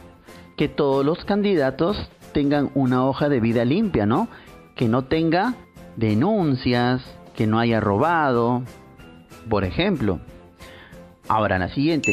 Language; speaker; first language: Spanish; native; Spanish